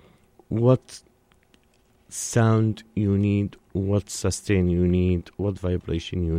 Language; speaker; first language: English; non-native, learner; Arabic